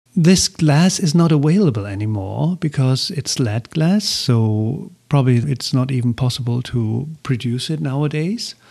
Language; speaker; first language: English; non-native, fluent; German